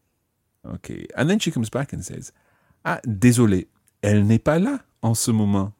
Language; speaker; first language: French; non-native, fluent; English